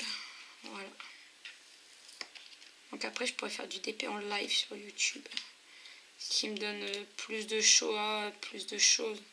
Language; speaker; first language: French; native; French